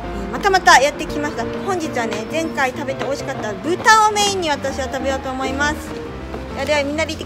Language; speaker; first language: Japanese; native; Japanese